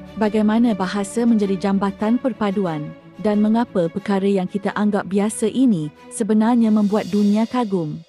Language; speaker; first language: Malay; native; Malay